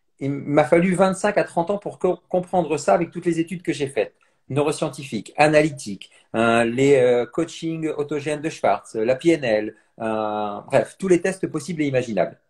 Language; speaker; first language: French; native; French